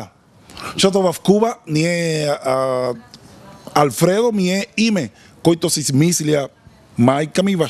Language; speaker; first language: Bulgarian; non-native, learner; Spanish